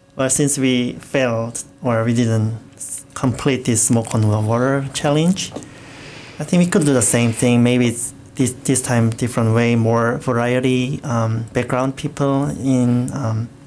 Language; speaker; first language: English; non-native, fluent; Korean